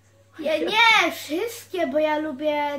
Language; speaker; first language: Polish; early bilingual, heritage; Polish